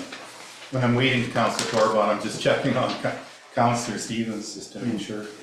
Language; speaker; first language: English; native; English